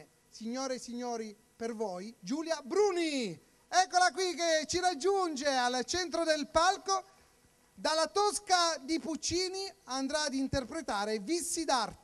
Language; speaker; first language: Italian; native; Italian